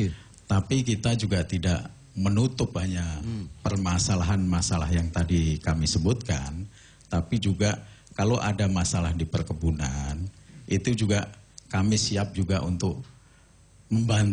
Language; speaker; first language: Indonesian; non-native, local second language; Javanese